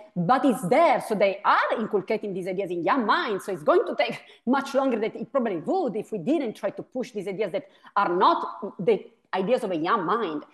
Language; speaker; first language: English; non-native, fluent; Italian